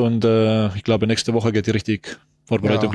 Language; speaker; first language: German; non-native, learner; Estonian